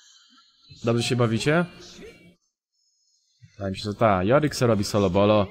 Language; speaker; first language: Polish; native; Polish